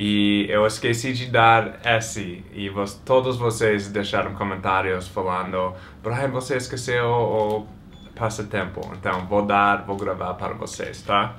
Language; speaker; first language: Portuguese; non-native, fluent; English